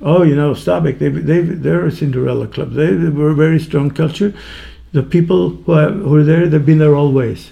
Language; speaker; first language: English; non-native, fluent; Norwegian